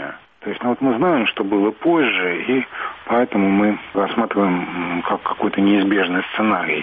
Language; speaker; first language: Russian; native; Russian